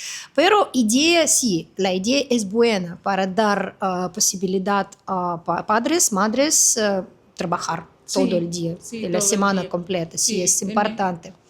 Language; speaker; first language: Spanish; non-native, fluent; Russian